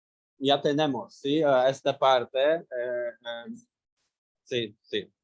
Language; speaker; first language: Spanish; non-native, learner; Polish